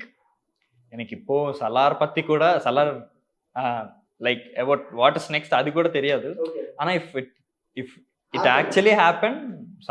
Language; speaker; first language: Tamil; non-native, learner; Telugu